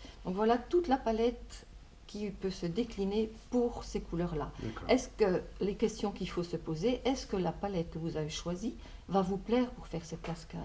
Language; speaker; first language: French; native; French